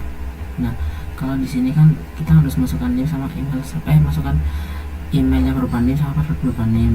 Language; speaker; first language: Indonesian; native; Indonesian